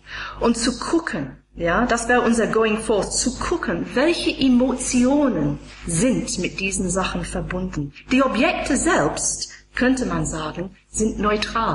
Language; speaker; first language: German; non-native, fluent; English